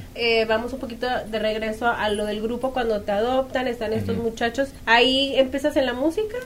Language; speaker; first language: Spanish; native; Spanish